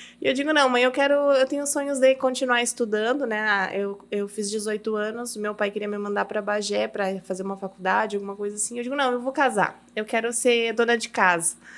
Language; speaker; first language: Portuguese; early bilingual, heritage; Portuguese